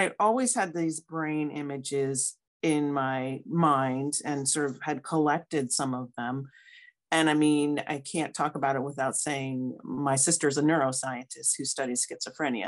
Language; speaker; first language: English; native; English